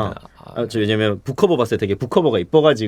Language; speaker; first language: Korean; native; Korean